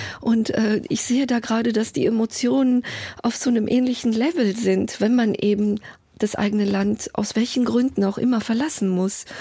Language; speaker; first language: German; early bilingual, other home language; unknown